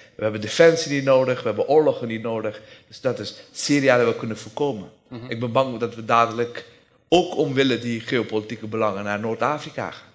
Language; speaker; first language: Dutch; non-native, fluent; Persian